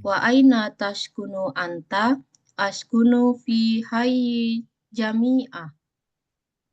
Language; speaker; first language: Arabic; non-native, learner; Indonesian